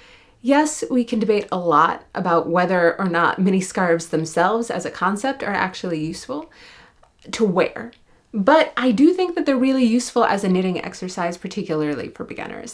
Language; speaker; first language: English; native; English